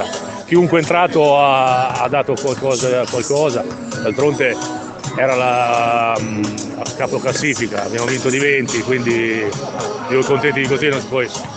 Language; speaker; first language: Italian; native; Italian